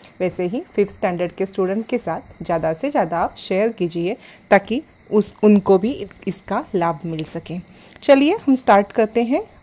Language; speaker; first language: Hindi; non-native, local second language; Marathi